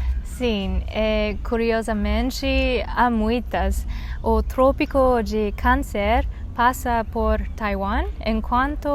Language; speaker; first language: Portuguese; non-native, learner; Chinese